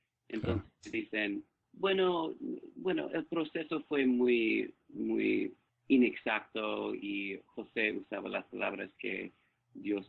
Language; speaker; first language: Spanish; non-native, fluent; English